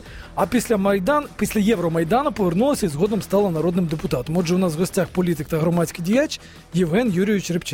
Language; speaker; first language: Ukrainian; native; Ukrainian